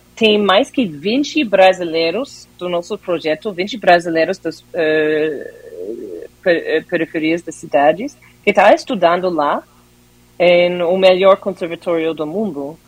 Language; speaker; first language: Portuguese; non-native, fluent; English